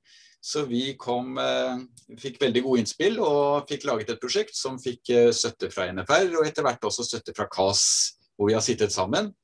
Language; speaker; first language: Norwegian; native; Norwegian